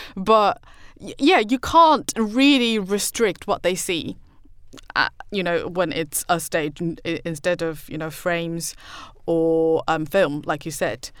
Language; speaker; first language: English; non-native, fluent; Chinese